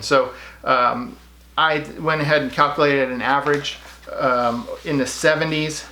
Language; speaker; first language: English; native; English